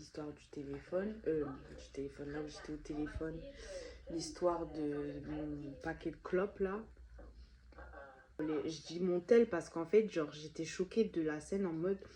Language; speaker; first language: French; native; French